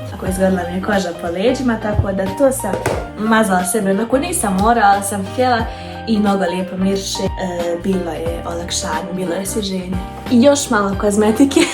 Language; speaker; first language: Bosnian; early bilingual, heritage; Bosnian